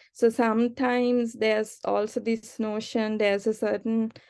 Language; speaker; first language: English; non-native, local second language; Sinhala